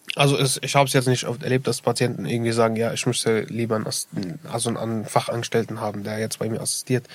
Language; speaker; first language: German; early bilingual, other home language; Arabic